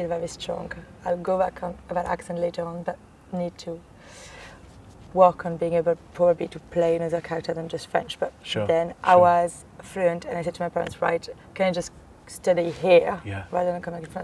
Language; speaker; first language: English; non-native, fluent; French